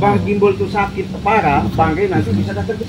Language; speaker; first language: Indonesian; native; Indonesian